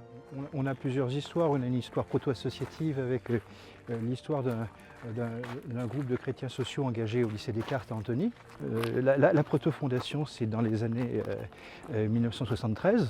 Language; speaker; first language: French; native; French